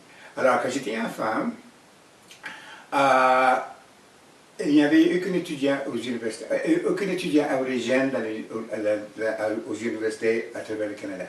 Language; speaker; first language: French; non-native, fluent; Cree